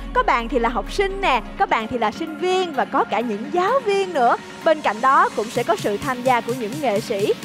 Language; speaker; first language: Vietnamese; native; Vietnamese